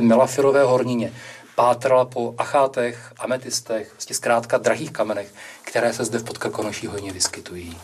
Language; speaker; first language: Czech; native; Czech